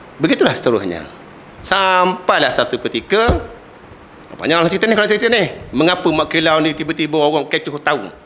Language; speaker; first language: Malay; native; Malay